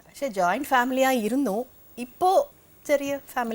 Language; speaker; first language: Malayalam; non-native, fluent; Telugu